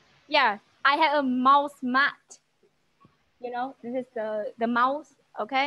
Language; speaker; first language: English; non-native, fluent; Vietnamese